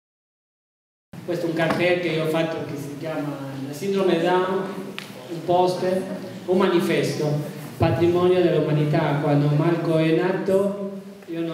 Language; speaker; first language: Italian; non-native, learner; Spanish